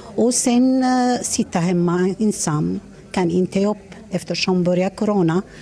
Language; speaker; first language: Swedish; non-native, learner; Arabic